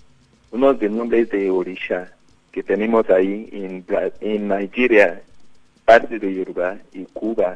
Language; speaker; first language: Spanish; non-native, learner; Yoruba